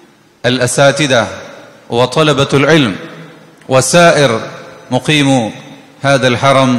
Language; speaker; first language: Arabic; non-native, fluent; Malayalam